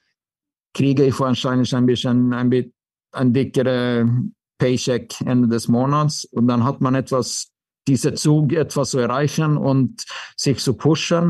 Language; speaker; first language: German; non-native, fluent; Swedish